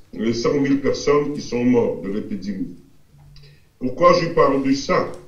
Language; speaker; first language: French; non-native, fluent; Russian